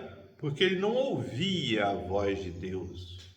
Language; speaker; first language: Portuguese; native; Portuguese